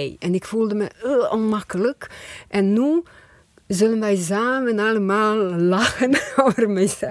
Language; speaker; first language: Dutch; non-native, fluent; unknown